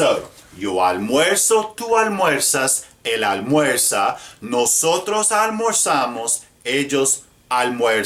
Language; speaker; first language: Spanish; non-native, fluent; English